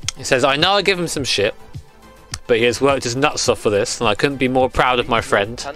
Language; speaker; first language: English; native; English